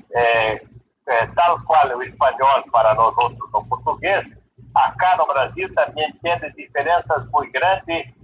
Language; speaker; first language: Spanish; non-native, learner; Portuguese